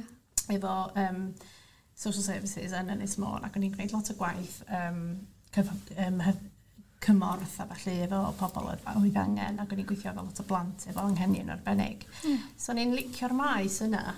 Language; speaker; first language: Welsh; non-native, local second language; English